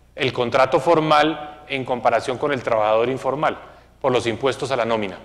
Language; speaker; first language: Spanish; native; Spanish